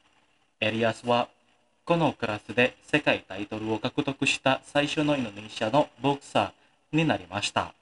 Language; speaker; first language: Japanese; non-native, fluent; Indonesian